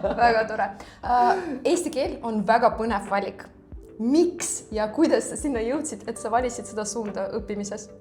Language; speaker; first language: Estonian; native; Estonian